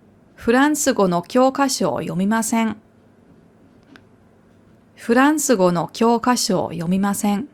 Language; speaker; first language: Japanese; non-native, fluent; German